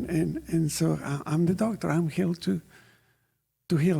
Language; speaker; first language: English; non-native, fluent; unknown